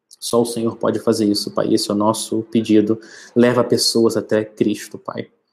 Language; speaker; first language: Portuguese; native; Portuguese